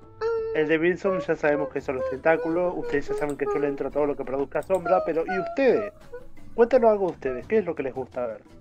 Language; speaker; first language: Spanish; native; Spanish